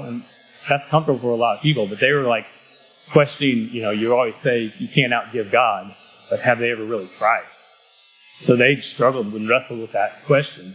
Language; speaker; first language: English; native; English